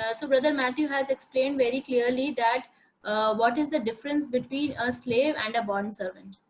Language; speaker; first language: English; non-native, local second language; Hindi